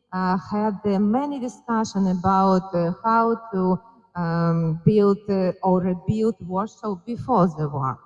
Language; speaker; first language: English; non-native, fluent; Ukrainian